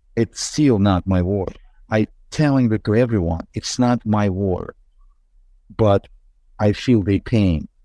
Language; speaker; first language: English; non-native, fluent; Ukrainian